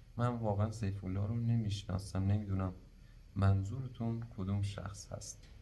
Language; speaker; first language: Persian; non-native, local second language; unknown